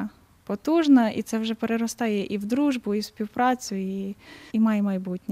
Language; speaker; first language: Ukrainian; native; Ukrainian